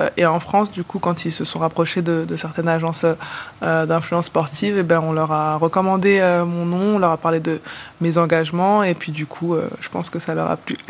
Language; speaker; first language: French; native; French